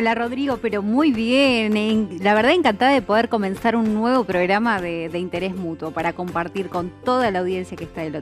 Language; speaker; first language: Spanish; native; Spanish